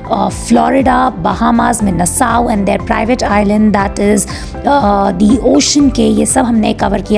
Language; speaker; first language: Hindi; native; Hindi